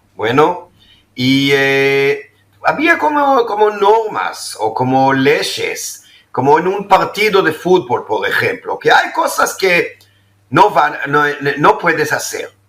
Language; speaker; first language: Spanish; non-native, fluent; Hebrew